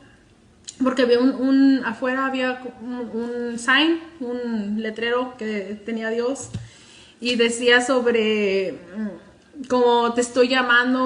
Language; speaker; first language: Spanish; native; Spanish